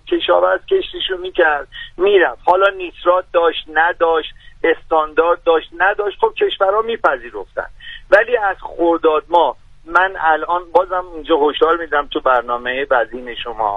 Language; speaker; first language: Persian; native; Persian